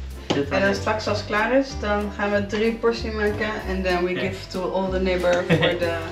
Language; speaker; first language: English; non-native, learner; Dutch